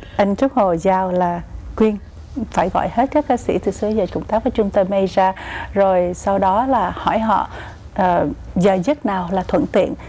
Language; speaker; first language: Vietnamese; native; Vietnamese